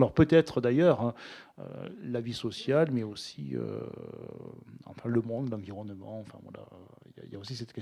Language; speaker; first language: French; native; French